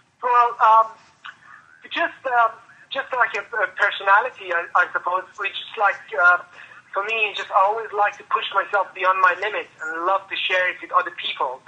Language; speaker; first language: English; non-native, fluent; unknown